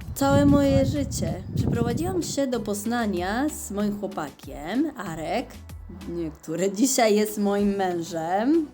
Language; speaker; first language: Polish; non-native, fluent; Spanish